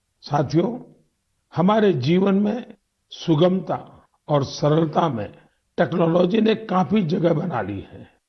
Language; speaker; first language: Hindi; non-native, local second language; Gujarati